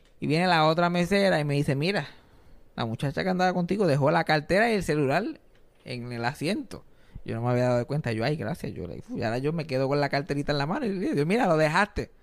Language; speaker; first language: Spanish; native; Spanish